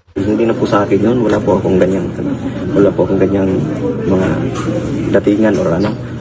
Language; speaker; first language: Filipino; non-native, local second language; Cebuano